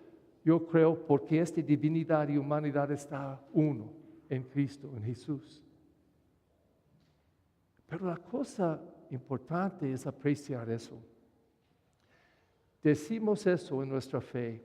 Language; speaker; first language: Spanish; non-native, fluent; English